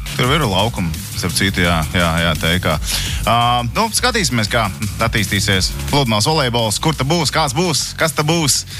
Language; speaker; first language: Latvian; native; Latvian